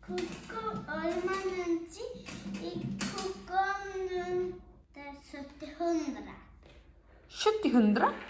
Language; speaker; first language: Korean; early bilingual, heritage; Korean